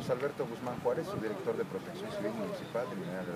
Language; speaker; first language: Spanish; native; Spanish